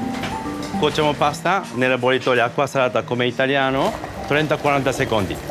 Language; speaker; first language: Italian; non-native, learner; Japanese